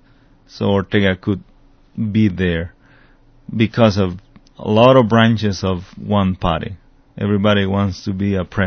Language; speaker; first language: English; non-native, fluent; Spanish